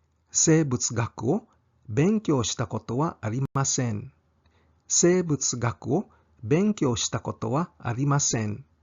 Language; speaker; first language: Japanese; non-native, fluent; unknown